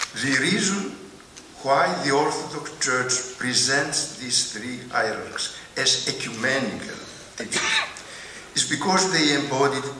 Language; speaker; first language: English; non-native, fluent; Greek